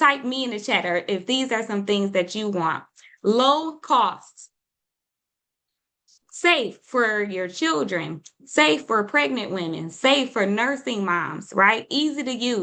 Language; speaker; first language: English; native; English